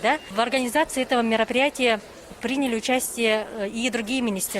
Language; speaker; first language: Russian; native; Russian